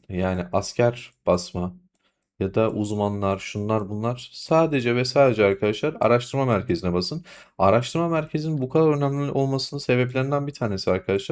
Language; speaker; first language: Turkish; native; Turkish